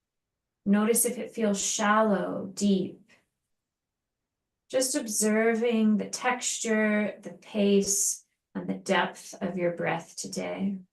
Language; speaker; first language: English; native; English